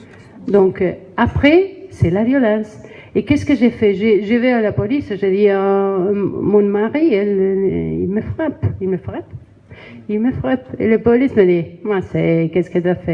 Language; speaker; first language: French; non-native, learner; Spanish